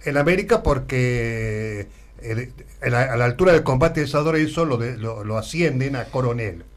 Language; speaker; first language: Spanish; native; Spanish